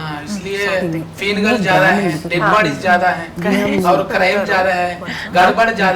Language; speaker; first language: Hindi; non-native, local second language; Telugu